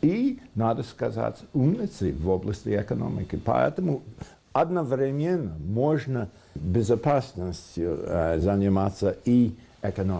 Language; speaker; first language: Russian; non-native, fluent; English